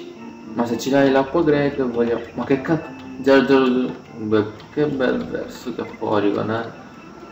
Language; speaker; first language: Italian; native; Italian